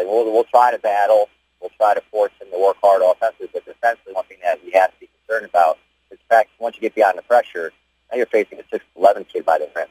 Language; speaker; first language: English; native; English